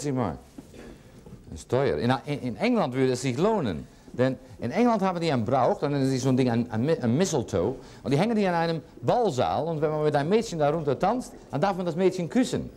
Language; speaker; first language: German; non-native, fluent; Dutch